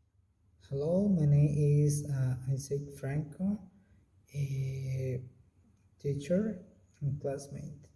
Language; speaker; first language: English; non-native, learner; Spanish